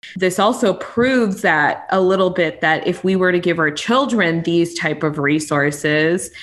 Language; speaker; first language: English; native; English